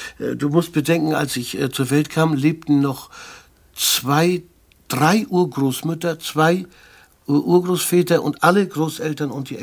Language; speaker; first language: German; native; German